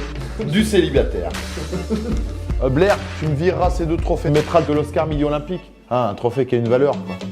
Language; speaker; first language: French; native; French